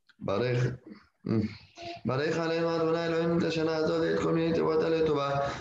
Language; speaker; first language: Hebrew; non-native, fluent; Spanish